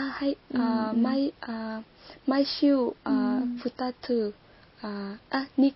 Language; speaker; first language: Japanese; non-native, learner; Vietnamese